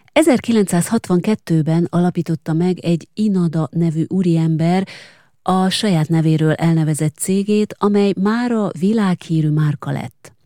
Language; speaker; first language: Hungarian; native; Hungarian